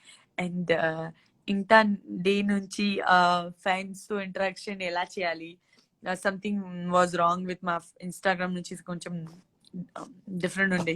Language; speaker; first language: Telugu; non-native, learner; Gujarati